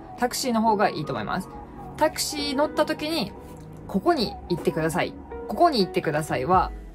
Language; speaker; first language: Japanese; early bilingual, other home language; Vietnamese